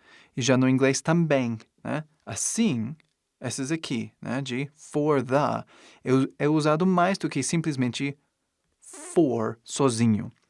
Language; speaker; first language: Portuguese; non-native, fluent; English